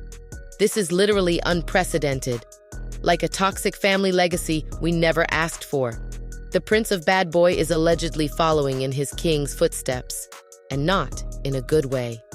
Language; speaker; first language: English; native; English